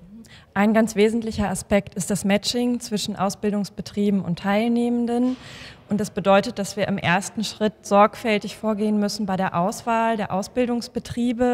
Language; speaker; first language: German; native; German